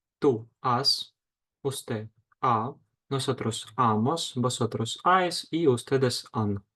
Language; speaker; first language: Spanish; non-native, fluent; Ukrainian